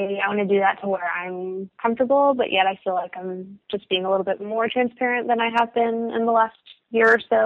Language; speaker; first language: English; native; English